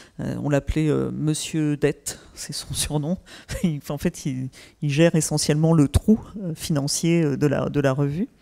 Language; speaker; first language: French; native; French